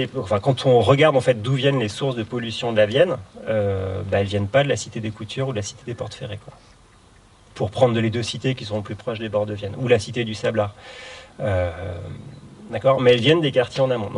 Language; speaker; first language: French; native; French